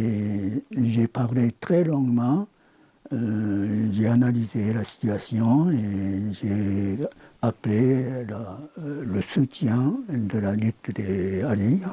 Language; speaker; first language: French; non-native, fluent; Japanese